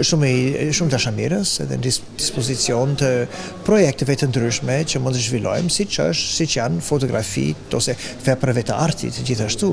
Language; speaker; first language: Albanian; non-native, fluent; English